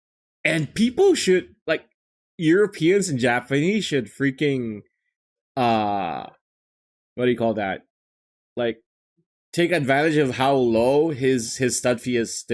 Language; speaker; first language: English; native; English